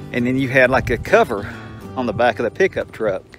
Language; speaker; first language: English; native; English